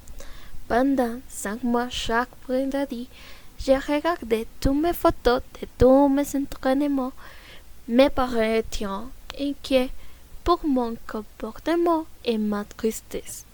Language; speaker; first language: French; non-native, learner; Spanish